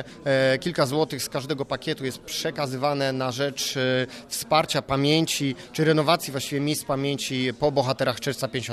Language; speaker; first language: Polish; native; Polish